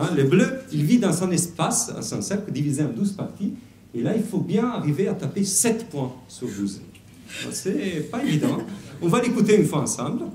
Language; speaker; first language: French; non-native, fluent; Italian